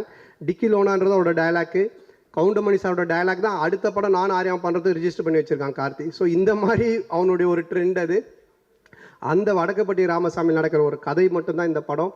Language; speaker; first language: Tamil; native; Tamil